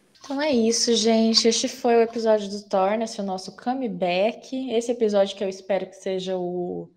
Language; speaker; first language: Portuguese; native; Portuguese